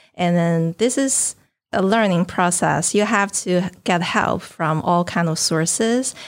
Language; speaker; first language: English; non-native, fluent; Chinese